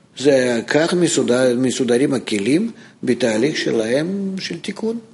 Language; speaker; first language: Hebrew; non-native, fluent; Russian